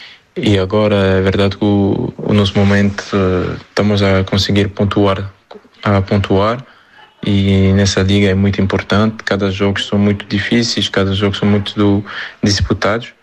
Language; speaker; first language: Portuguese; non-native, fluent; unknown